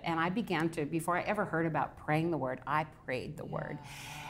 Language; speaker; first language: English; native; English